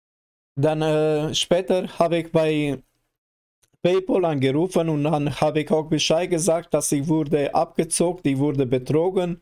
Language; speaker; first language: German; non-native, learner; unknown